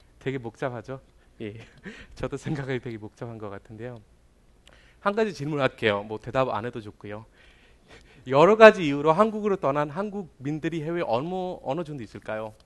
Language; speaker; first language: Korean; non-native, fluent; Bangla